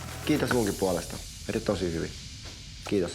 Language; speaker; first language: Finnish; native; Finnish